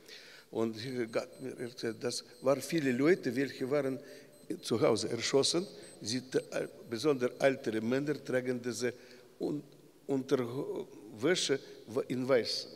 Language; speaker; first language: German; non-native, learner; Russian